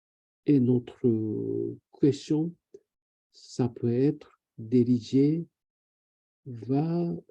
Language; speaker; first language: French; non-native, learner; Japanese